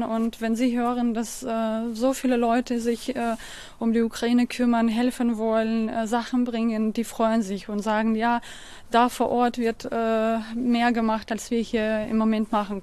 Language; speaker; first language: German; non-native, fluent; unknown